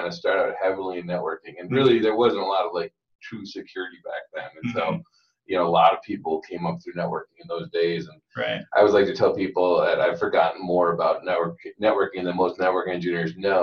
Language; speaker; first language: English; native; English